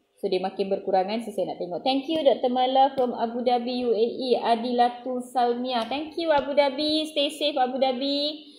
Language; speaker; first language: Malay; non-native, local second language; Tamil